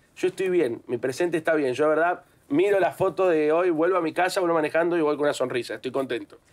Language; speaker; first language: Spanish; native; Spanish